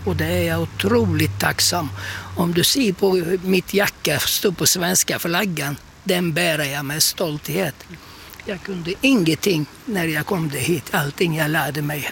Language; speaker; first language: Swedish; non-native, fluent; Turkish